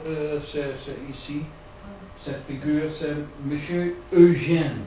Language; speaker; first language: French; non-native, learner; Dutch